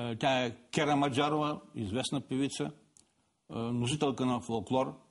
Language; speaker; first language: Bulgarian; native; Bulgarian